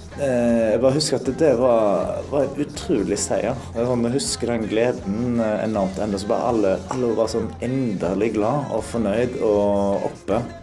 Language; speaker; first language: Norwegian; native; Norwegian